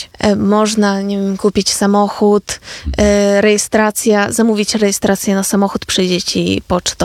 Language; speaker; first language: Polish; non-native, fluent; Ukrainian